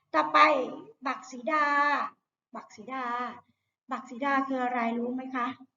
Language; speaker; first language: Thai; native; Thai